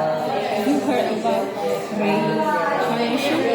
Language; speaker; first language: English; non-native, learner; Indonesian